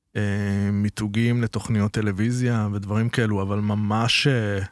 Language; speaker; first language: Hebrew; native; Hebrew